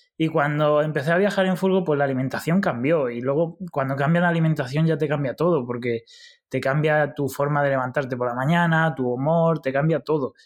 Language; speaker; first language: Spanish; native; Spanish